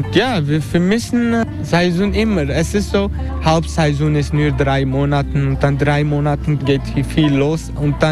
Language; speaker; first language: German; non-native, learner; Turkish